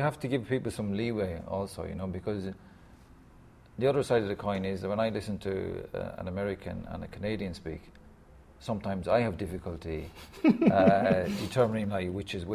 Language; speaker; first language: English; native; English